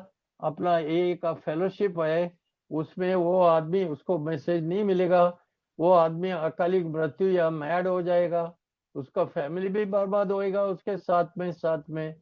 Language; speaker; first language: Hindi; non-native, local second language; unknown